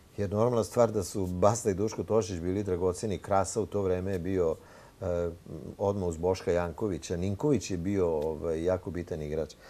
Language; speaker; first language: Serbian; native; Serbian